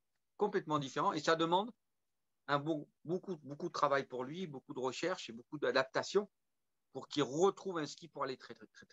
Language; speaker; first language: French; native; French